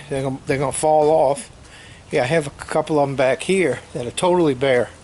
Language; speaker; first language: English; native; English